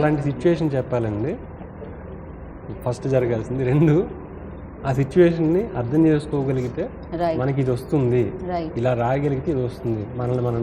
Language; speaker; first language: Telugu; native; Telugu